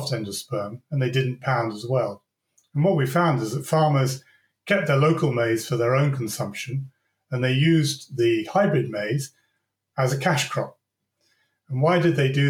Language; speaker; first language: English; native; English